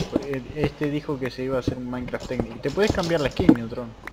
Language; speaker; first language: Spanish; native; Spanish